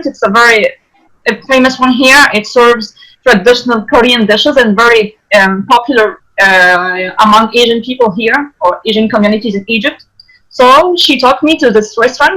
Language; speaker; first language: English; non-native, fluent; Arabic